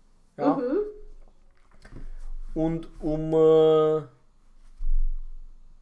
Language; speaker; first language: German; non-native, fluent; Romanian